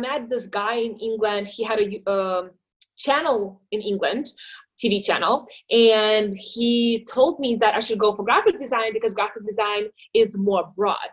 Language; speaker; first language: English; non-native, fluent; Ukrainian